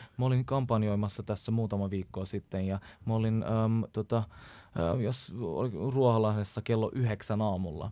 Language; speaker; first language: Finnish; early bilingual, other home language; Turkish